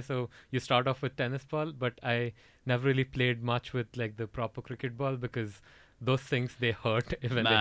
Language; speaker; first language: English; non-native, local second language; Odia